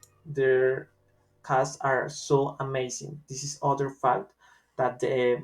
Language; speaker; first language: English; non-native, learner; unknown